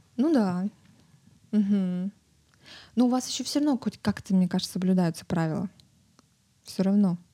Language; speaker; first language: Russian; native; Russian